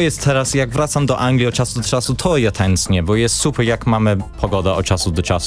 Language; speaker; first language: Polish; non-native, learner; English